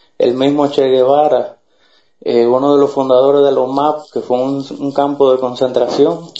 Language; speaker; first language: Spanish; native; Spanish